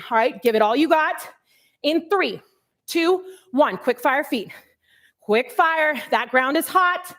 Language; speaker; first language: English; native; English